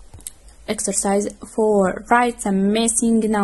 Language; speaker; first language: English; non-native, fluent; Arabic